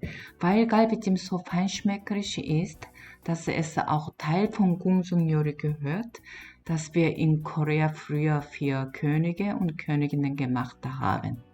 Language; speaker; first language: German; non-native, learner; Korean